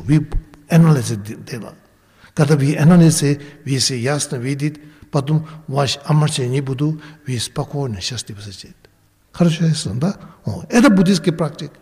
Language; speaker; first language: Russian; non-native, learner; Tibetan